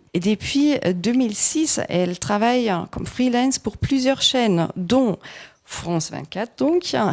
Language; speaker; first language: French; non-native, fluent; German